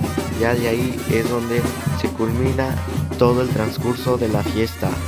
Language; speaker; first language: Spanish; native; Spanish